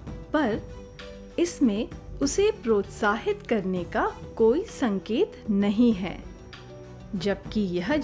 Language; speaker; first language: Hindi; native; Hindi